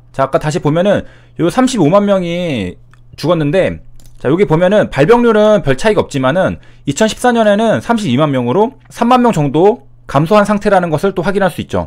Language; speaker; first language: Korean; native; Korean